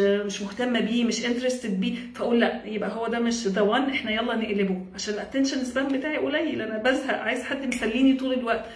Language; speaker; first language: Arabic; native; Arabic